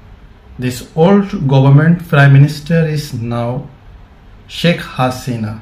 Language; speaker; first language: English; non-native, learner; Bangla